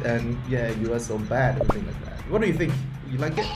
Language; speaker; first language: English; non-native, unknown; Thai